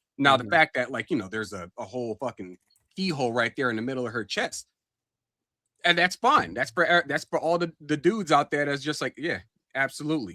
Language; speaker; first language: English; native; English